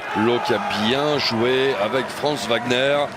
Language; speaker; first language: French; native; French